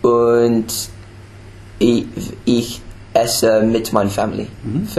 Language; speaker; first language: German; non-native, learner; English